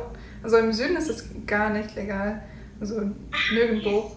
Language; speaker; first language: German; non-native, learner; English